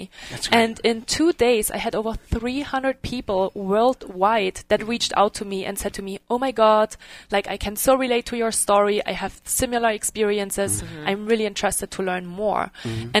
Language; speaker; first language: English; non-native, fluent; German